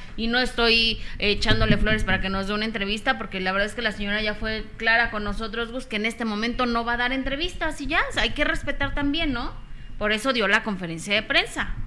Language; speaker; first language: Spanish; native; Spanish